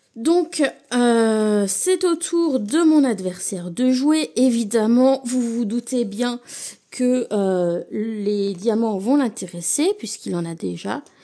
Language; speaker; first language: French; native; French